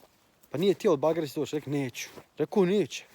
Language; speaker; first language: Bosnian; early bilingual, heritage; Croatian